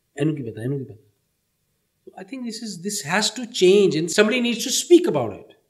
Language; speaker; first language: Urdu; early bilingual, heritage; Punjabi